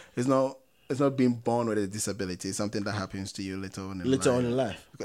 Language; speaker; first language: English; non-native, local second language; Akan